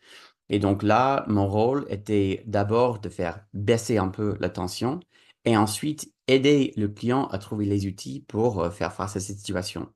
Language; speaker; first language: French; non-native, fluent; English